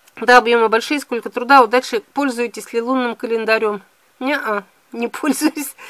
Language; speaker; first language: Russian; native; Russian